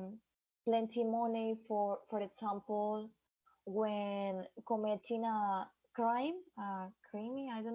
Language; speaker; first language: English; non-native, learner; Spanish